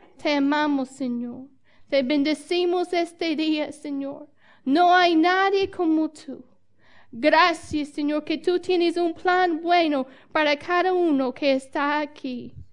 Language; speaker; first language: Spanish; non-native, fluent; English